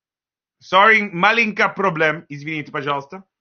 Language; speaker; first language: Russian; non-native, learner; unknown